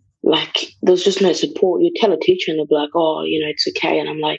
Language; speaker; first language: English; early bilingual, other home language; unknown